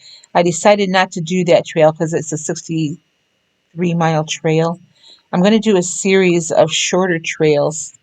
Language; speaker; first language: English; native; English